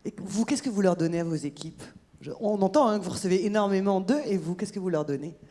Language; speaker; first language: French; native; French